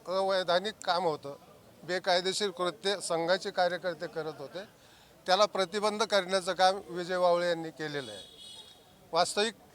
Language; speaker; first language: Marathi; native; Marathi